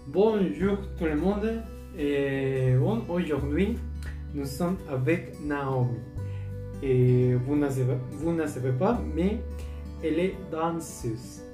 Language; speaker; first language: French; non-native, learner; Spanish